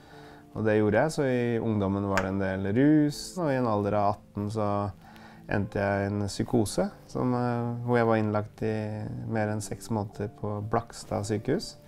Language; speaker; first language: Norwegian; native; Norwegian